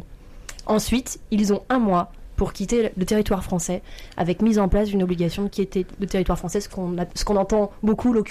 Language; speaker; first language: French; native; French